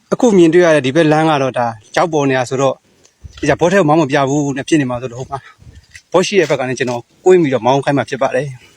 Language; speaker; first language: Burmese; native; Burmese